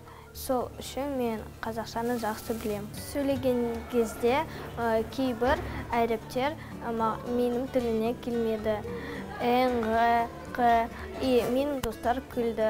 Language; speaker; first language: Kazakh; non-native, local second language; Russian